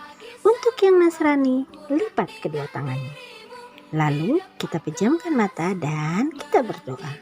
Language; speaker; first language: Indonesian; native; Indonesian